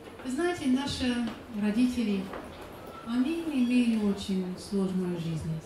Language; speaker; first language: Russian; non-native, learner; German